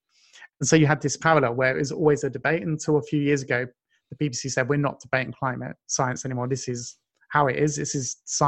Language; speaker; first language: English; native; English